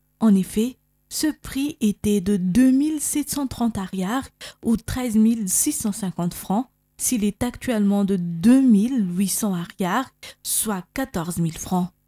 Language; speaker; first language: French; non-native, local second language; Malagasy